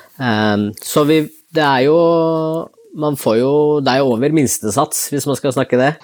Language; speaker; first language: Norwegian; early bilingual, other home language; Spanish